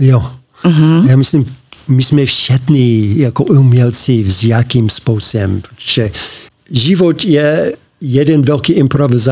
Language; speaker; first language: Slovak; non-native, learner; English